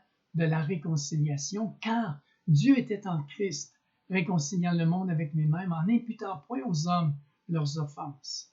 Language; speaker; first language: French; native; French